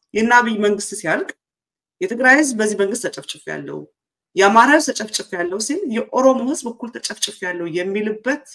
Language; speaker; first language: Amharic; native; Amharic